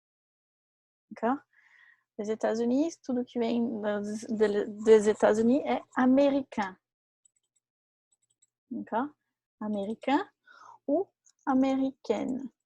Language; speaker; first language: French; non-native, fluent; Portuguese